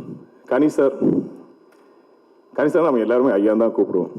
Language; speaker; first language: Tamil; non-native, local second language; Malayalam